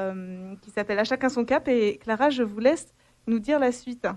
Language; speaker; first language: French; native; French